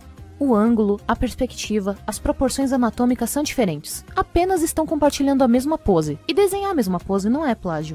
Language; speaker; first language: Portuguese; native; Portuguese